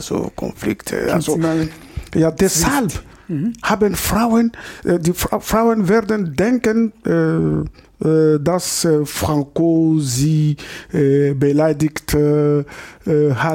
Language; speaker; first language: German; non-native, fluent; Lingala